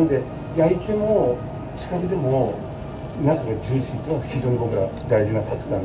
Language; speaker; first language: Japanese; native; Japanese